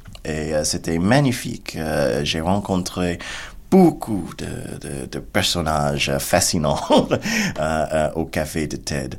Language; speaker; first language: French; non-native, fluent; English